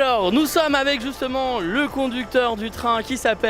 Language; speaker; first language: French; native; French